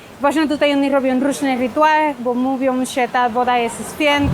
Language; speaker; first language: Polish; non-native, fluent; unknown